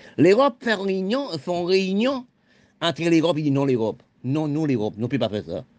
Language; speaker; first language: French; non-native, local second language; Haitian Creole